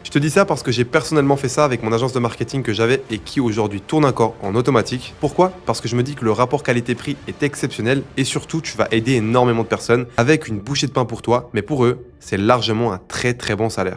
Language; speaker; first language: French; native; French